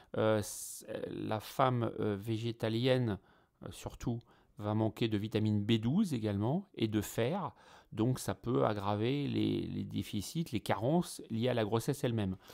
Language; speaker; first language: French; native; French